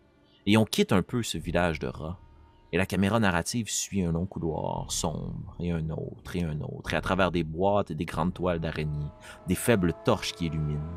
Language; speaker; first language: French; native; French